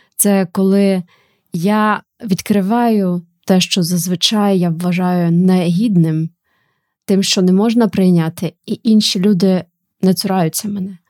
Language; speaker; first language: Ukrainian; native; Ukrainian